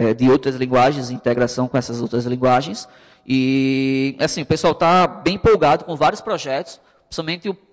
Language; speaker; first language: Portuguese; native; Portuguese